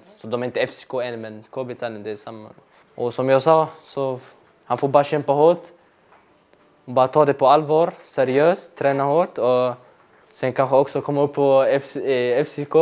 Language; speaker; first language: Swedish; early bilingual, other home language; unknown